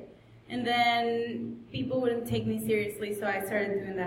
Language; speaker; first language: English; non-native, fluent; Spanish